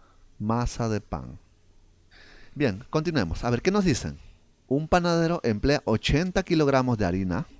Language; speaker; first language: Spanish; native; Spanish